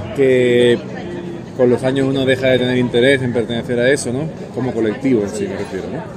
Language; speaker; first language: Spanish; non-native, local second language; Catalan